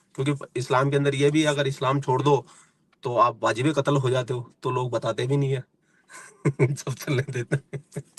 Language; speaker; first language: Hindi; native; Hindi